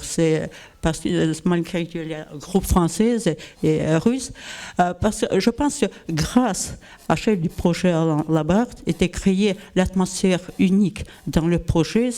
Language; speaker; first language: French; non-native, learner; Russian